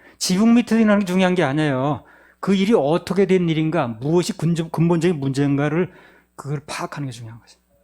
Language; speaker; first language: Korean; native; Korean